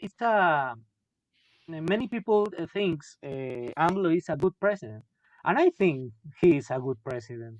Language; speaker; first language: English; non-native, learner; Spanish